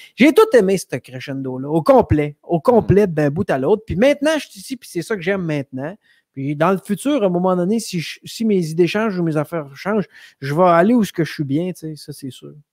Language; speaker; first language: French; native; French